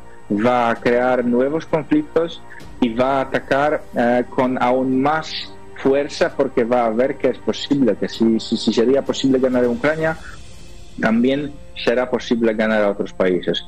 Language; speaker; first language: Spanish; non-native, fluent; Polish